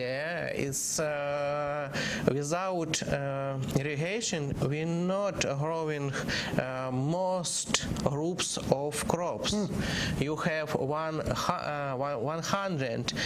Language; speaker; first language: English; non-native, learner; Ukrainian